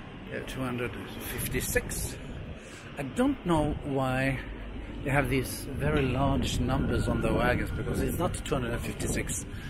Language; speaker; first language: English; non-native, fluent; Swedish